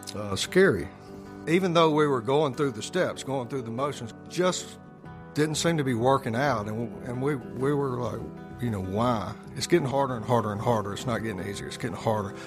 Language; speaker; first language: English; native; English